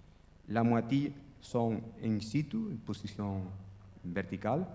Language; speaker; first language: French; non-native, fluent; Spanish